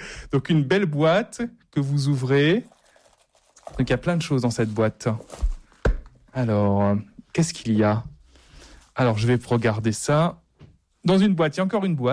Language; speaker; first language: French; native; French